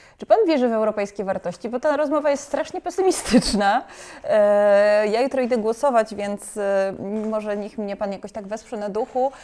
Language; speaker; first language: Polish; native; Polish